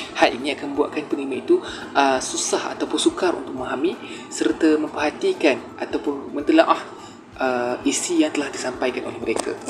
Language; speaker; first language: Malay; native; Malay